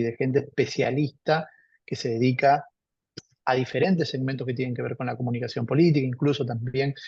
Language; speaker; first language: Spanish; native; Spanish